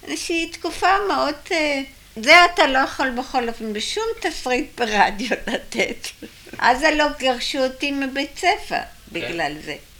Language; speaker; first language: Hebrew; native; Hebrew